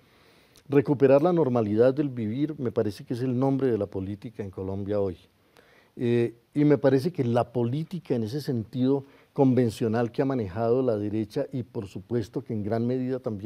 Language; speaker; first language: Spanish; native; Spanish